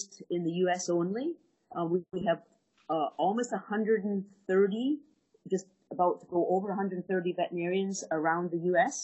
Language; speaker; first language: English; native; English